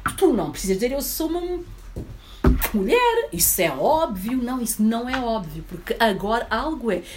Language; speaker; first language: Portuguese; early bilingual, other home language; Upper Guinea Crioulo